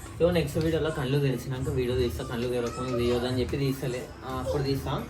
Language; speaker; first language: Telugu; non-native, local second language; Marathi